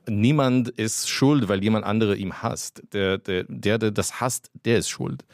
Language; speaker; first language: German; non-native, fluent; Hebrew